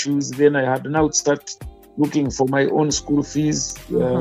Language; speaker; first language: English; non-native, local second language; Nyankole